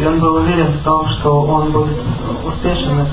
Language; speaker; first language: Russian; native; Russian